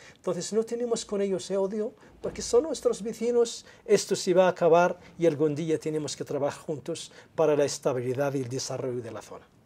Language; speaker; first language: Spanish; non-native, local second language; Arabic